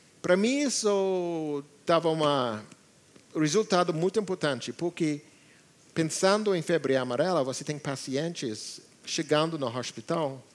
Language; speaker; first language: Portuguese; non-native, learner; English